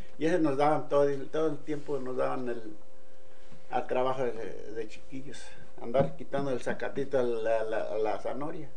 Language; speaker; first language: Spanish; native; Spanish